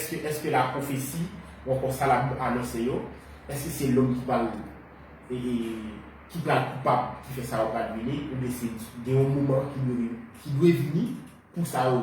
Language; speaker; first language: Haitian Creole; native; Haitian Creole